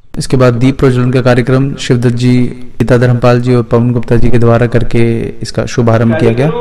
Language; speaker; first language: Hindi; native; Hindi